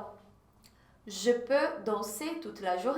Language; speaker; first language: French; non-native, fluent; Portuguese